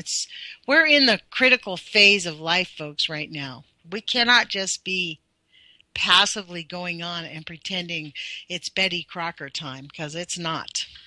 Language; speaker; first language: English; native; English